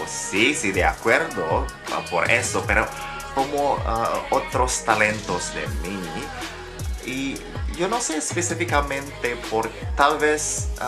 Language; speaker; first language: Spanish; non-native, learner; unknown